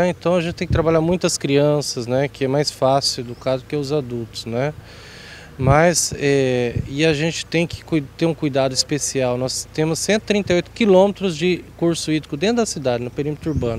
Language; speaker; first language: Portuguese; native; Portuguese